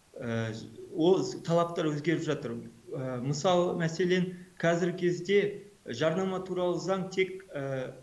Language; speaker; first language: Kazakh; native; Kazakh